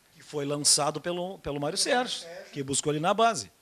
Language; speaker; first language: Portuguese; native; Portuguese